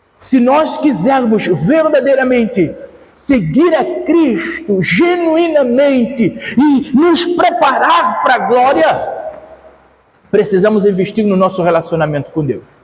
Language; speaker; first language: Portuguese; native; Portuguese